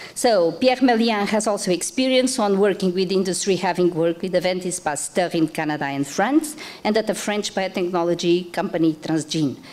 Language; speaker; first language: English; non-native, fluent; Portuguese